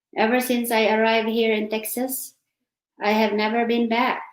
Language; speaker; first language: English; non-native, local second language; Filipino